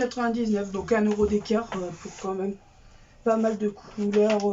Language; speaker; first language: French; native; French